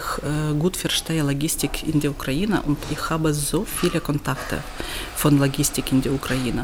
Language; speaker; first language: German; non-native, learner; Ukrainian